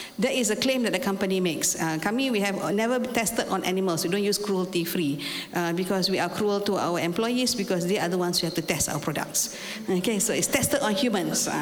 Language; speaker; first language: English; non-native, local second language; Malay